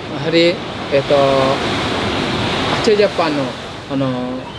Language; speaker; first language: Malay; non-native, fluent; Japanese